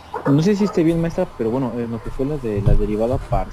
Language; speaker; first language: Spanish; native; Spanish